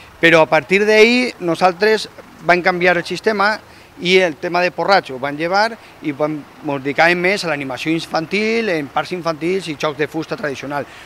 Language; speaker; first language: Catalan; native; Catalan